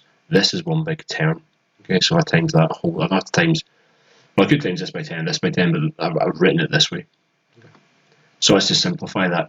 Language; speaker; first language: English; native; English